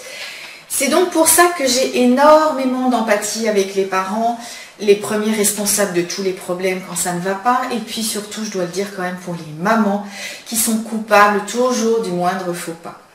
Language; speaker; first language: French; native; French